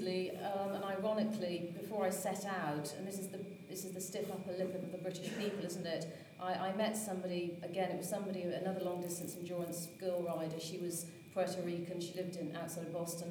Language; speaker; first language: English; native; English